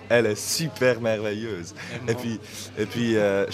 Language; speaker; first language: French; non-native, local second language; German